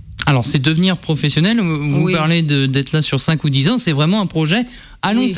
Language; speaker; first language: French; native; French